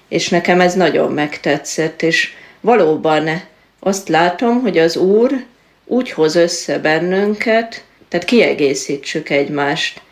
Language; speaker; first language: Hungarian; native; Hungarian